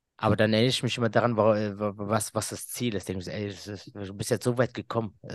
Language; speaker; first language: German; early bilingual, other home language; Arabic